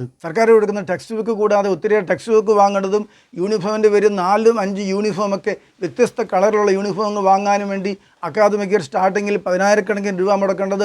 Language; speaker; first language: Malayalam; native; Malayalam